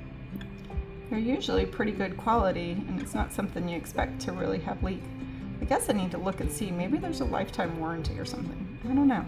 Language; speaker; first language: English; native; English